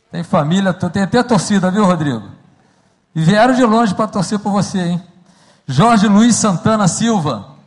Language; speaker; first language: Portuguese; native; Portuguese